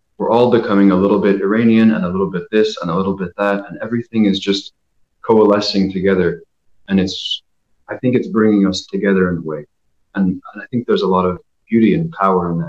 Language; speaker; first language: English; early bilingual, other home language; Persian